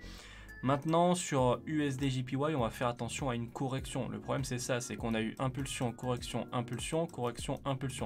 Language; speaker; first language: French; native; French